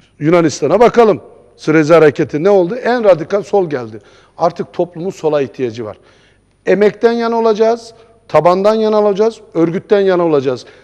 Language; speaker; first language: Turkish; native; Turkish